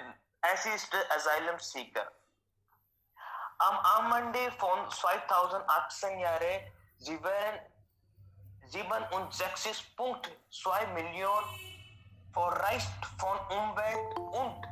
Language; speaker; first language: German; non-native, learner; Hindi